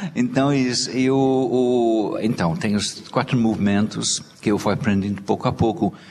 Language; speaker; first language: Portuguese; non-native, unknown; English